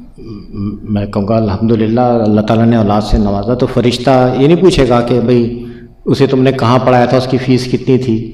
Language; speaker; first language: Urdu; native; Urdu